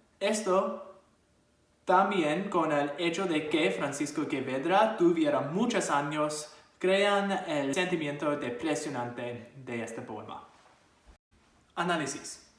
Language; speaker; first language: Spanish; non-native, learner; English